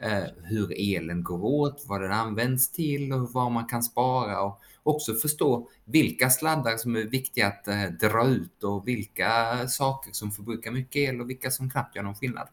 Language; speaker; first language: Swedish; native; Swedish